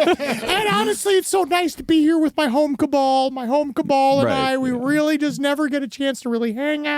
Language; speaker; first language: English; native; English